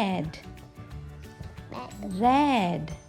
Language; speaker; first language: English; non-native, local second language; Hindi